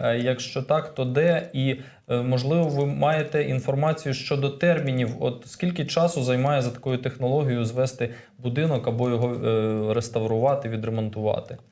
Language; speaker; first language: Ukrainian; native; Ukrainian